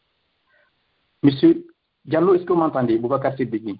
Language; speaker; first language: French; non-native, local second language; Fula